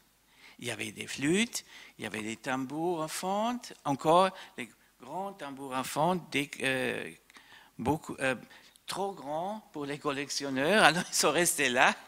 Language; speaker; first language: French; non-native, fluent; German